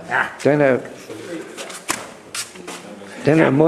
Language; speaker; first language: Danish; non-native, learner; English